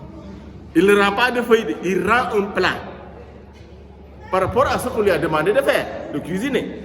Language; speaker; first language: French; non-native, local second language; Wolof